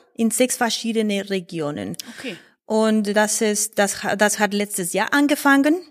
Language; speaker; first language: German; non-native, learner; Spanish